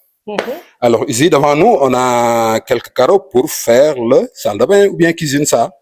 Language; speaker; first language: French; non-native, local second language; Wolof